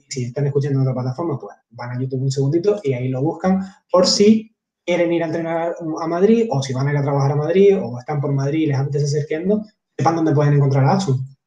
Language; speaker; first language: Spanish; native; Spanish